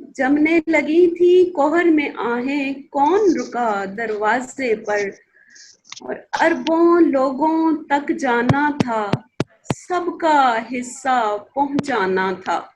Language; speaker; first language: Urdu; non-native, local second language; Punjabi